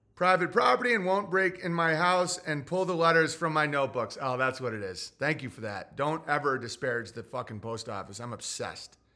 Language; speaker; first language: English; native; English